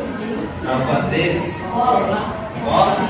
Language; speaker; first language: English; non-native, local second language; Javanese